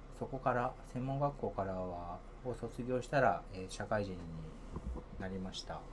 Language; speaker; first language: Japanese; native; Japanese